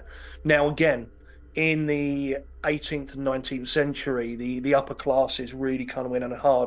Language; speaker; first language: English; native; English